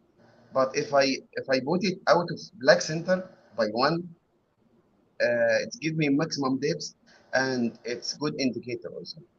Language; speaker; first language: English; non-native, learner; Arabic